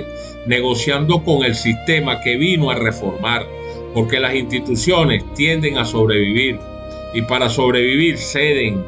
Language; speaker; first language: Spanish; native; Spanish